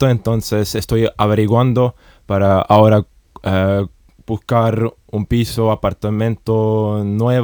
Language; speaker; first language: Spanish; non-native, fluent; Estonian